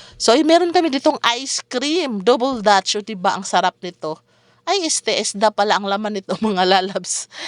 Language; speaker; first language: Filipino; non-native, local second language; Cebuano